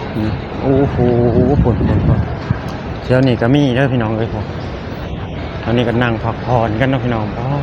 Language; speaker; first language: Thai; non-native, local second language; Lao